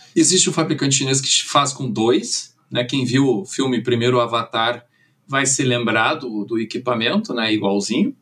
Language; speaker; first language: Portuguese; early bilingual, other home language; German